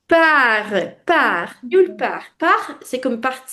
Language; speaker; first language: French; non-native, fluent; Russian